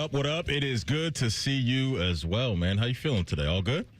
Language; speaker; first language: English; native; English